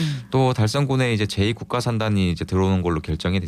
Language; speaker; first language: Korean; native; Korean